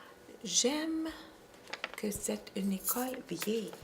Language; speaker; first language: French; non-native, local second language; English